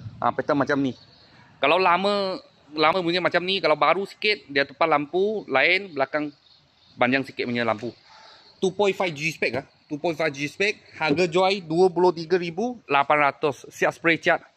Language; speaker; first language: Malay; non-native, local second language; Chinese